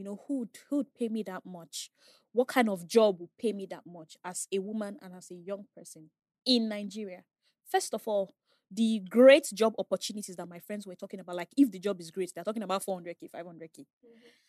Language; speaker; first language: English; non-native, local second language; Igbo